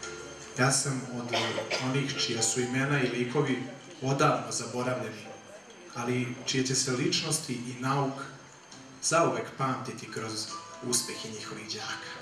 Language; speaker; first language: Serbian; native; Serbian